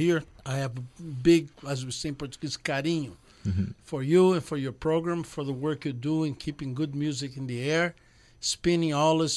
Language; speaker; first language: English; non-native, fluent; Portuguese